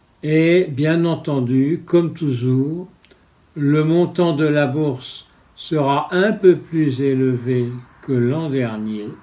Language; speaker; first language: French; non-native, fluent; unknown